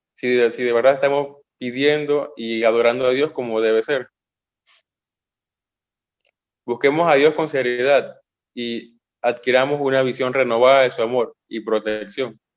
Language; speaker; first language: Spanish; native; Spanish